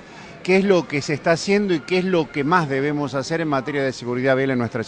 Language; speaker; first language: Spanish; native; Spanish